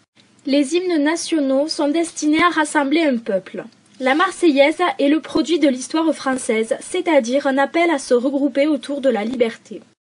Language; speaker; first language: French; native; French